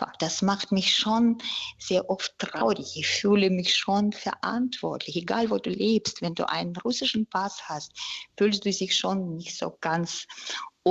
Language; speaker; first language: German; non-native, fluent; Russian